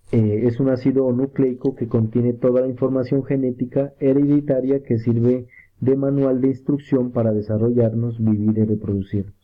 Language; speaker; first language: Spanish; native; Spanish